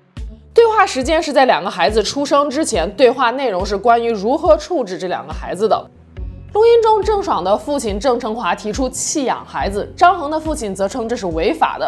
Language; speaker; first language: Chinese; native; Chinese